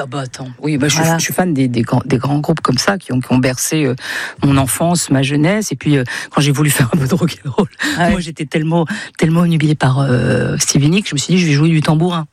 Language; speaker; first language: French; native; French